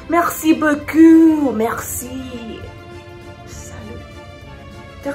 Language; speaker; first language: French; non-native, learner; English